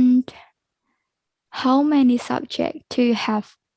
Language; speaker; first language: English; non-native, learner; Indonesian